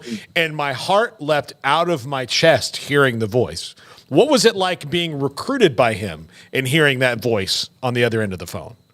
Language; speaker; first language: English; native; English